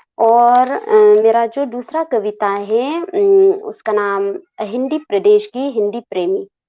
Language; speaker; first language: Hindi; non-native, local second language; Khasi